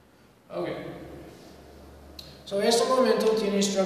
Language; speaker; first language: Spanish; non-native, learner; English